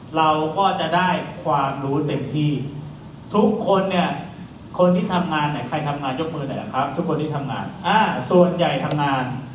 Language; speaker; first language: Thai; native; Thai